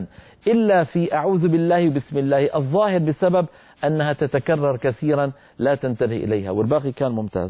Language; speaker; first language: Arabic; native; Arabic